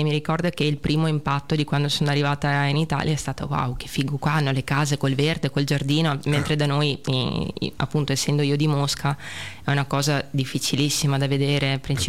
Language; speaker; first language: Italian; early bilingual, other home language; Russian